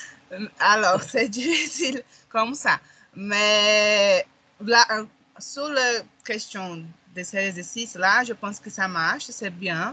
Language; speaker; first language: French; non-native, learner; Portuguese